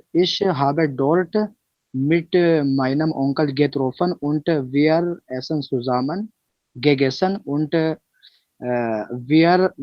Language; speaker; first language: German; non-native, learner; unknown